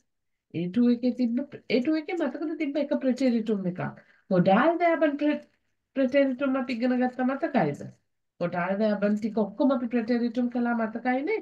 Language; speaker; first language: German; non-native, fluent; Sinhala